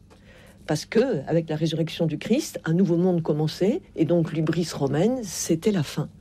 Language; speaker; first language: French; native; French